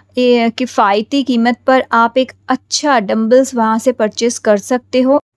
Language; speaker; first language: Hindi; native; Hindi